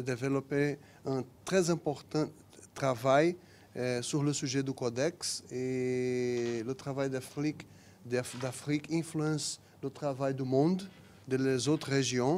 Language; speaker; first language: French; non-native, fluent; Portuguese